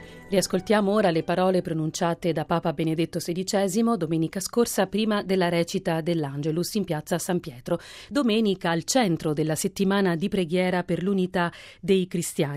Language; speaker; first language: Italian; native; Italian